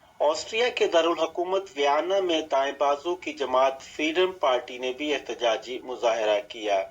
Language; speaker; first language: Urdu; native; Urdu